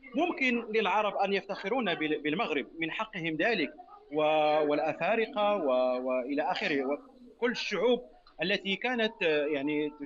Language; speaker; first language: Arabic; non-native, local second language; Berber languages